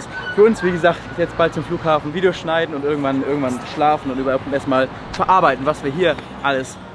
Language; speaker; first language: German; native; German